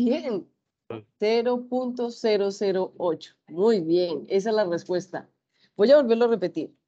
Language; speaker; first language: Spanish; native; Spanish